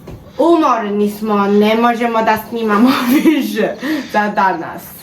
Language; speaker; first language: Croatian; non-native, learner; Chinese